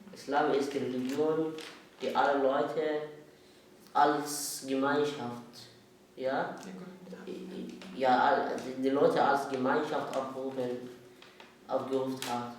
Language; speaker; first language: German; non-native, learner; Arabic